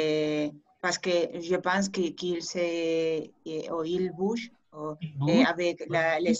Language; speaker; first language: French; non-native, fluent; Spanish